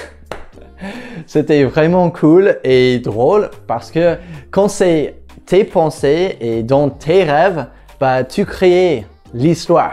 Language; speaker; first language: French; non-native, fluent; English